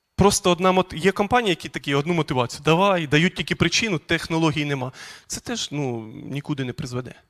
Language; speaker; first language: Ukrainian; non-native, local second language; Russian